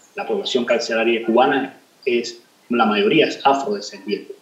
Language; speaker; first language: Spanish; native; Spanish